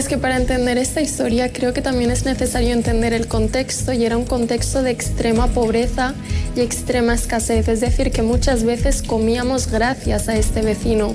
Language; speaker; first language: Spanish; early bilingual, other home language; Arabic